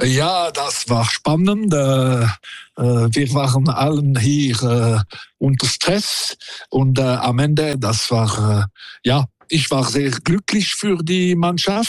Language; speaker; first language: German; non-native, local second language; French